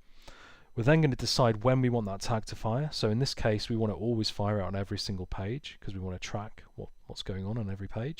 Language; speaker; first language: English; native; English